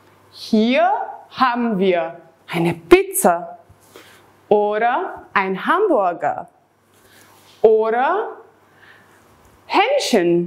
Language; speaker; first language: German; non-native, fluent; Serbian